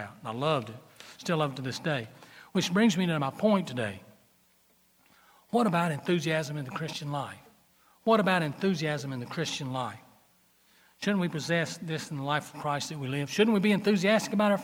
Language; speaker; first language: English; native; English